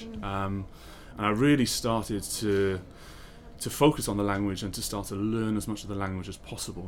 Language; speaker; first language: English; native; English